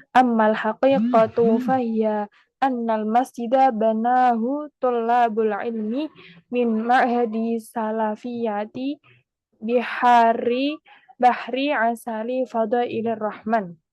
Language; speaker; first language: Arabic; non-native, learner; Indonesian